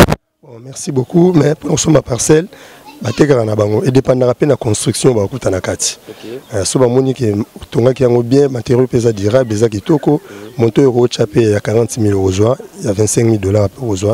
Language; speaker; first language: French; non-native, local second language; Lingala